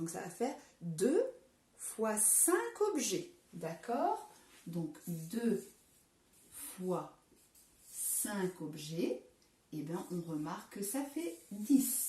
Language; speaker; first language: French; native; French